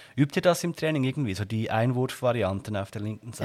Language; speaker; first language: German; native; German